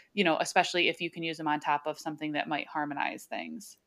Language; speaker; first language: English; early bilingual, other home language; Slovak